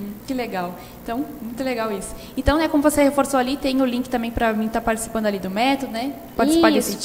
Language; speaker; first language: Portuguese; native; Portuguese